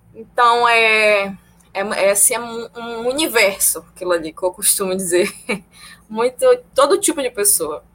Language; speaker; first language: Portuguese; native; Portuguese